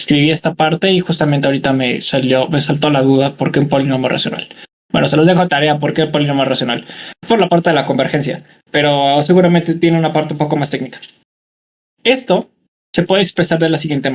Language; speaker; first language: Spanish; native; Spanish